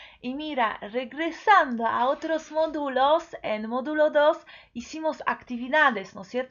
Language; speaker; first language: Spanish; non-native, fluent; Polish